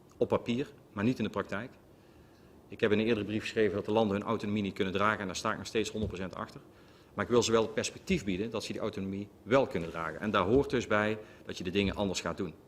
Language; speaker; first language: Dutch; native; Dutch